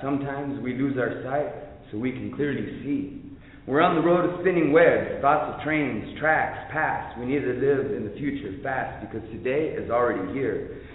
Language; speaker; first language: English; early bilingual, other home language; Spanish